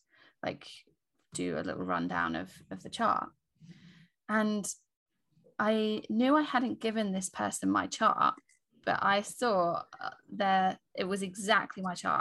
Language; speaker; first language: English; native; English